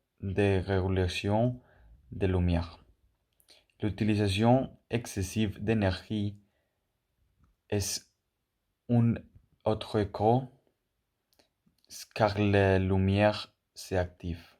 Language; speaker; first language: French; non-native, learner; Spanish